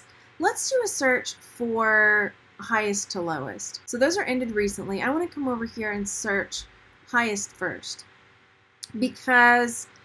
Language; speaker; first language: English; native; English